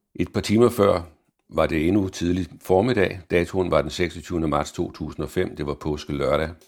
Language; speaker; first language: Danish; native; Danish